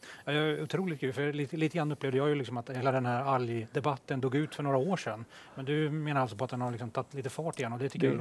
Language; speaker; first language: Swedish; native; Swedish